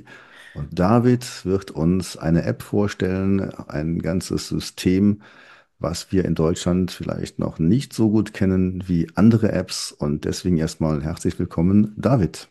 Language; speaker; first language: German; native; German